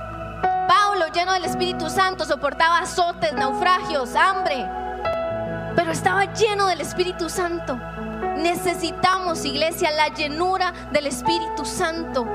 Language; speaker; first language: Spanish; native; Spanish